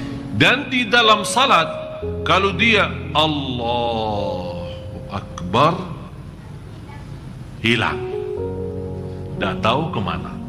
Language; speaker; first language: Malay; non-native, fluent; Arabic